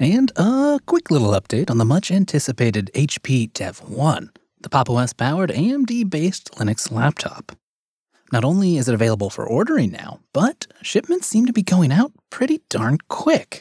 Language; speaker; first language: English; native; English